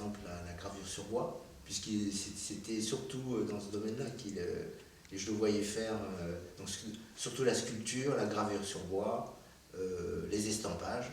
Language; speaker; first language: French; early bilingual, other home language; Korean